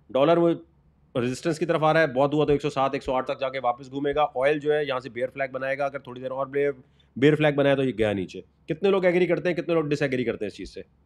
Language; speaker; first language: Urdu; native; Urdu